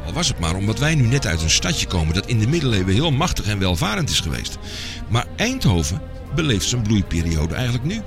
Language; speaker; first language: Dutch; native; Dutch